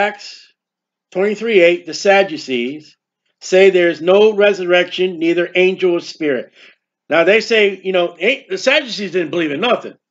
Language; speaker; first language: English; native; English